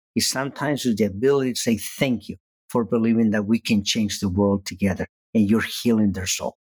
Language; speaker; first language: English; non-native, fluent; Spanish